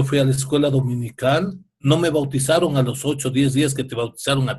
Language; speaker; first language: Spanish; native; Spanish